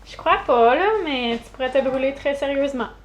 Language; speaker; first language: French; native; French